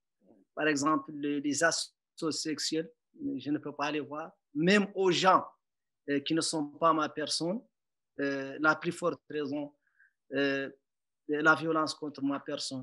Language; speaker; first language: French; non-native, local second language; Arabic